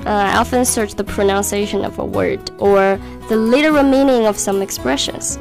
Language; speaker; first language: English; non-native, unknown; Chinese